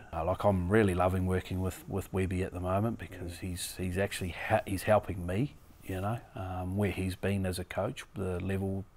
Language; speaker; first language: English; native; English